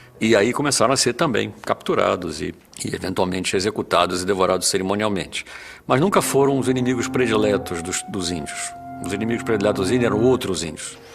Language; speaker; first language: Portuguese; native; Portuguese